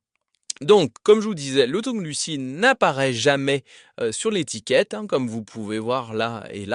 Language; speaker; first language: French; native; French